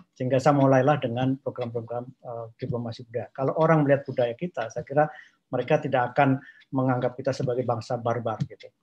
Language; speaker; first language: Indonesian; non-native, local second language; Javanese